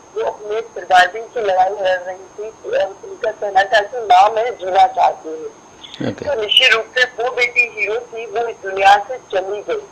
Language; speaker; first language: Hindi; native; Hindi